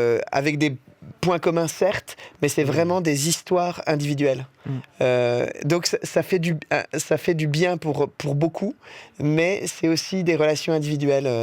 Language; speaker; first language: French; native; French